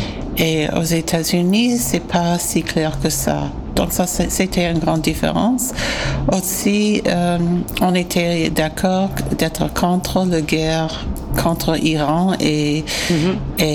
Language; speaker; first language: French; non-native, fluent; English